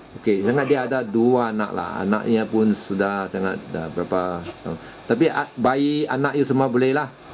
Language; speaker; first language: Malay; non-native, local second language; Chinese